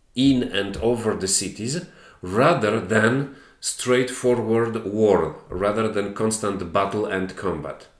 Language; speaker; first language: English; non-native, fluent; Polish